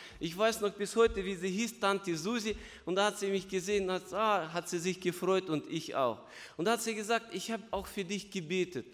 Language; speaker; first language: German; non-native, fluent; Russian